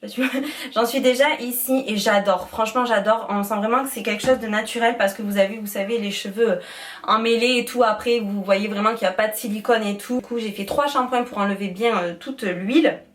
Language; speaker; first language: French; native; French